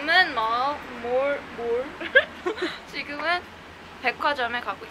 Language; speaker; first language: Korean; non-native, learner; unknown